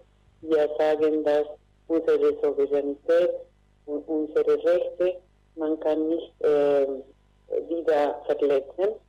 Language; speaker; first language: German; non-native, learner; Spanish